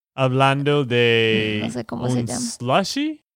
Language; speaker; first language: Spanish; non-native, fluent; English